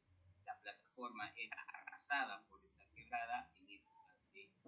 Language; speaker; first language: Spanish; native; Spanish